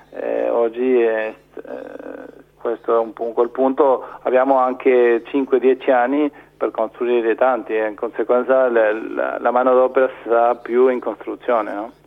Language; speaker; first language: Italian; non-native, fluent; Spanish